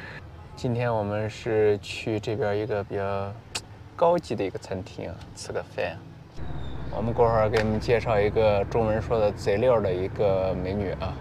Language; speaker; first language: Chinese; native; Chinese